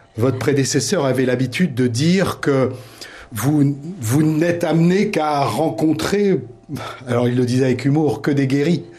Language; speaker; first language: French; native; French